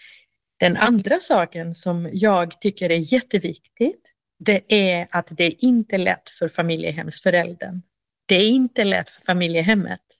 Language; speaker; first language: Swedish; non-native, fluent; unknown